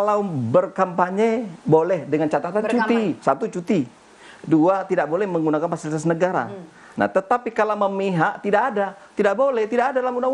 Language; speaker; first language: Indonesian; native; Indonesian